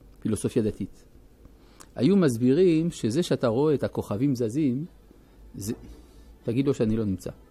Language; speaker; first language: Hebrew; non-native, fluent; French